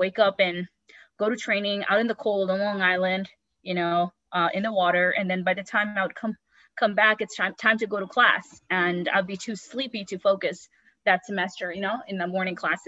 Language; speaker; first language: English; non-native, local second language; Sylheti